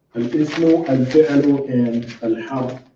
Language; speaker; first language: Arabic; non-native, fluent; English